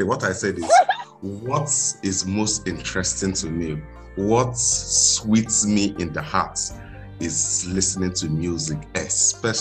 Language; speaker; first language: English; non-native, local second language; Igbo